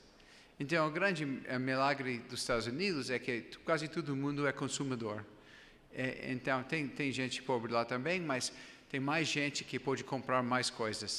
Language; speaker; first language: Portuguese; non-native, fluent; English